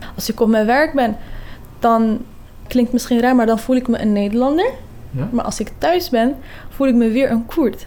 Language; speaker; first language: Dutch; early bilingual, other home language; Kurdish